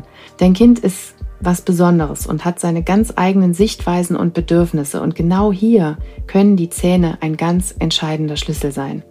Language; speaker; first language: German; native; German